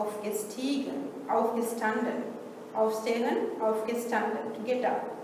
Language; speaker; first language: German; non-native, fluent; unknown